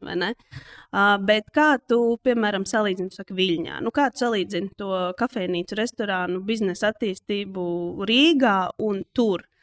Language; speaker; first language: Latvian; native; Latvian